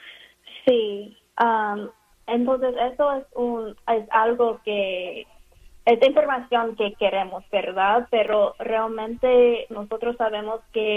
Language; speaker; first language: Spanish; non-native, fluent; English